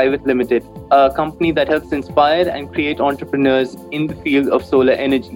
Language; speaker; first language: English; non-native, local second language; Hindi